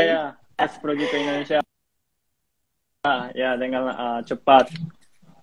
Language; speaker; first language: Indonesian; non-native, fluent; Japanese